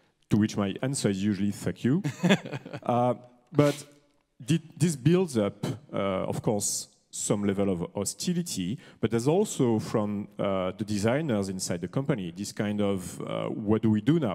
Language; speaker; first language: English; non-native, fluent; French